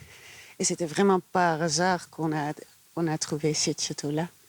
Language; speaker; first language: French; non-native, fluent; Dutch